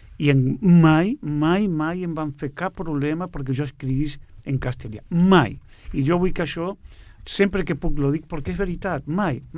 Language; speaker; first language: Catalan; non-native, fluent; Portuguese